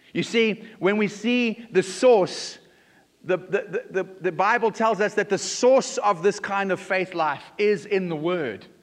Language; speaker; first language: English; native; English